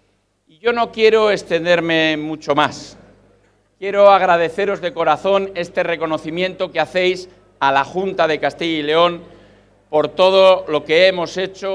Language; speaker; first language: Spanish; native; Spanish